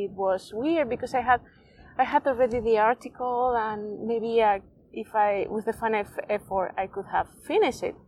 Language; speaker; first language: English; non-native, fluent; Spanish